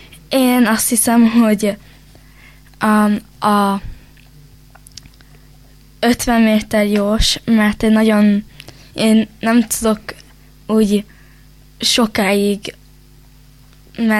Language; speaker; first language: Hungarian; early bilingual, heritage; Hungarian